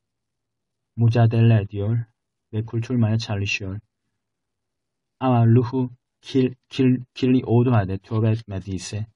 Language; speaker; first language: Turkish; non-native, fluent; Korean